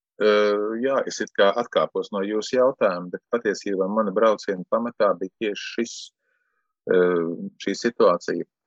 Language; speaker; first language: Latvian; native; Latvian